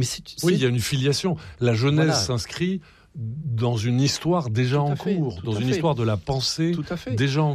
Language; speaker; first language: French; native; French